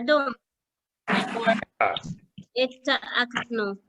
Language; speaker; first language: Russian; non-native, learner; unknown